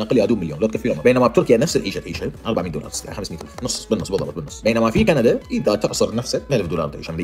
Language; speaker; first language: Arabic; native; Arabic